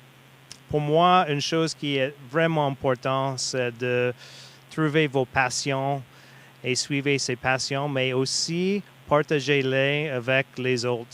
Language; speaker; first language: French; non-native, learner; English